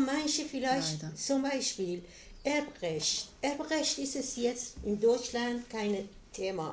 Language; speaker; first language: German; non-native, learner; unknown